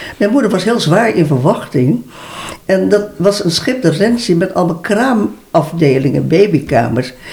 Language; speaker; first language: Dutch; early bilingual, other home language; Malay